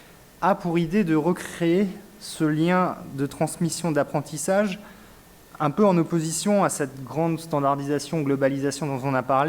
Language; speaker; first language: French; native; French